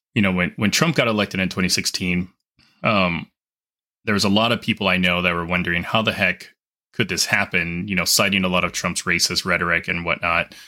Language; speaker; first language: English; native; English